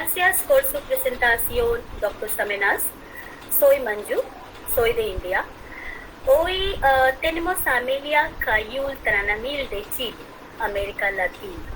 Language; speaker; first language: Spanish; non-native, fluent; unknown